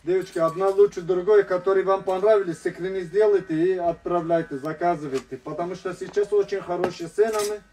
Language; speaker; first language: Russian; non-native, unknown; Turkish